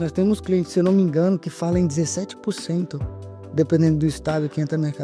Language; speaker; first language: Portuguese; native; Portuguese